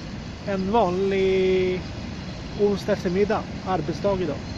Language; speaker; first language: Swedish; native; Swedish